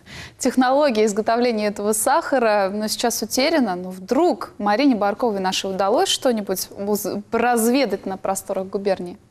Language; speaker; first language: Russian; native; Russian